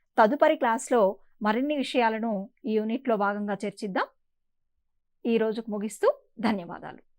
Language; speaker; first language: Telugu; native; Telugu